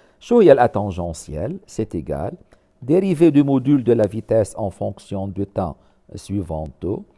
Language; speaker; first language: French; non-native, local second language; Arabic